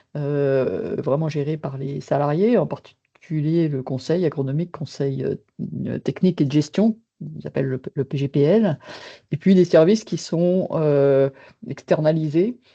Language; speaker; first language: French; native; French